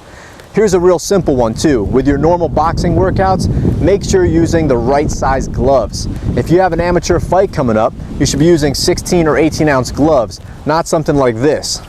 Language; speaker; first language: English; native; English